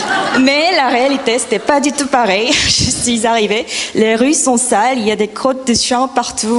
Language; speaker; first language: French; non-native, fluent; Korean